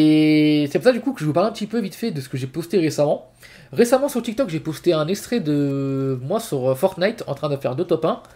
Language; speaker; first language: French; native; French